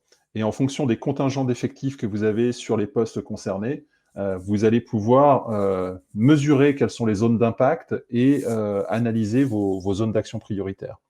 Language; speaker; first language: French; native; French